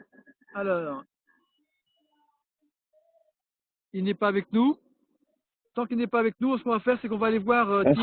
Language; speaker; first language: French; native; French